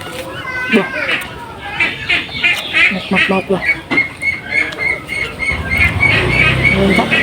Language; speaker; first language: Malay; non-native, local second language; Sundanese